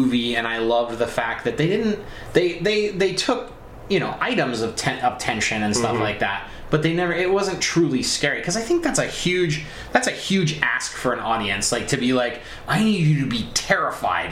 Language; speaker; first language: English; native; English